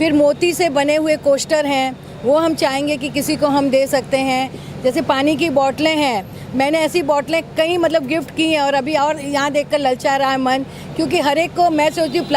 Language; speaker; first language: Hindi; native; Hindi